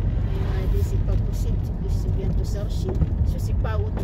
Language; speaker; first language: French; non-native, fluent; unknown